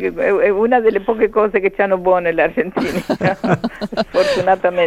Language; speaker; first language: Italian; early bilingual, heritage; Spanish